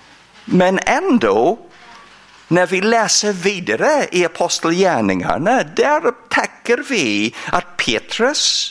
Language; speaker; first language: Swedish; non-native, fluent; English